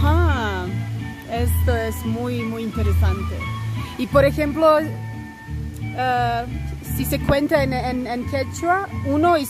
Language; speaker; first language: Spanish; non-native, learner; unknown